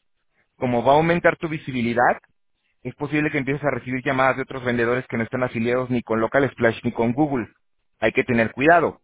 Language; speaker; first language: Spanish; native; Spanish